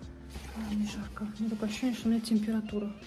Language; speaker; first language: Russian; native; Russian